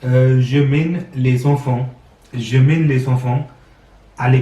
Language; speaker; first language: French; non-native, learner; Sinhala